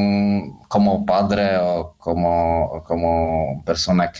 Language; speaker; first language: Spanish; non-native, learner; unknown